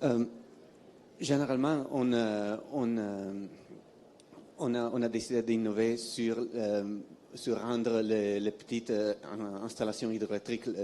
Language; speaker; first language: French; non-native, fluent; Italian